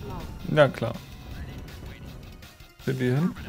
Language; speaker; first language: German; native; German